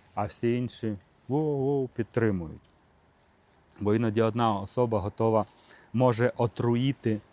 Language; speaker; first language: Ukrainian; native; Ukrainian